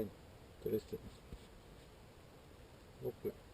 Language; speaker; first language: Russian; non-native, fluent; Lithuanian